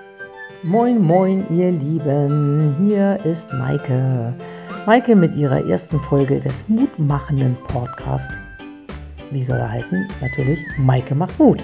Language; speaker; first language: German; native; German